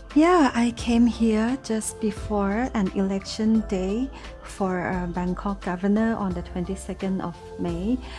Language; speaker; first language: English; non-native, fluent; Thai